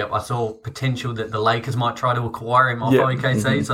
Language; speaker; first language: English; native; English